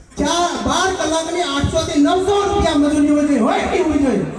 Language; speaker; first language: Gujarati; non-native, local second language; Bhili